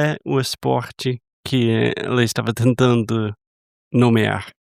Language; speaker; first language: Portuguese; non-native, fluent; English